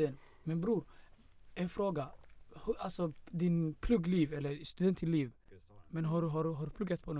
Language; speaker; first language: Swedish; non-native, fluent; Somali